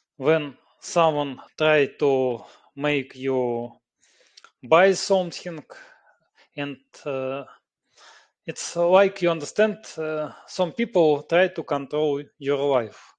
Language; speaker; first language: English; non-native, learner; Russian